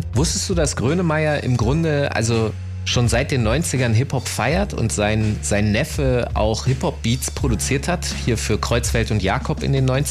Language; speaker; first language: German; native; German